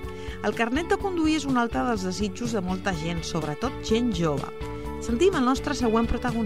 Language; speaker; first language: Catalan; native; Catalan